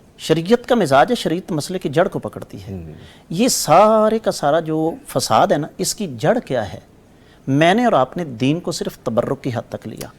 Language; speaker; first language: Urdu; non-native, local second language; Punjabi